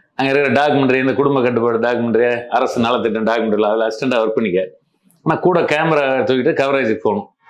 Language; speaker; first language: Tamil; non-native, local second language; Malayalam